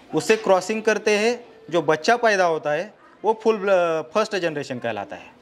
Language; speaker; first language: Hindi; non-native, local second language; Marathi